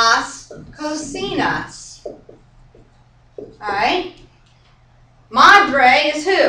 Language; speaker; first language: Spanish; non-native, fluent; English